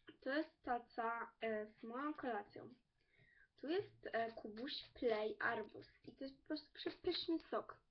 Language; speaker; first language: Polish; early bilingual, heritage; Polish